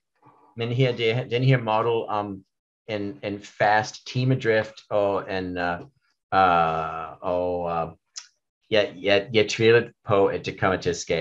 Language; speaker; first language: Danish; non-native, learner; English